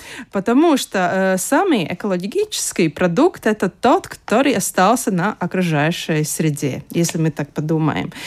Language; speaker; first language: Russian; non-native, local second language; Latvian